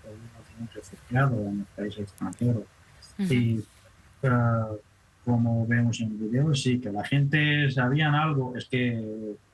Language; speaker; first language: Spanish; non-native, fluent; Persian